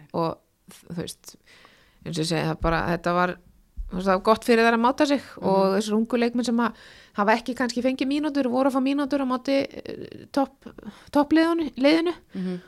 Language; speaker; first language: Icelandic; native; Icelandic